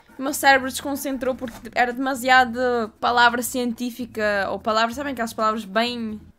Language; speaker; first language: Portuguese; early bilingual, other home language; Ukrainian